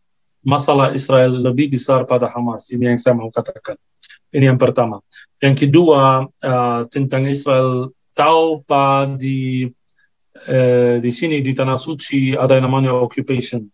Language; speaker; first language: Indonesian; non-native, fluent; Arabic